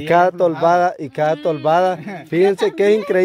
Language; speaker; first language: Spanish; native; Spanish